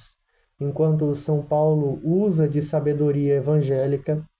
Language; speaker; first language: Portuguese; native; Portuguese